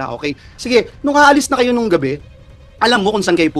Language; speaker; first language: Filipino; native; Filipino